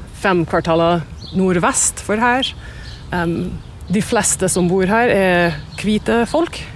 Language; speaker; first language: Norwegian; non-native, fluent; English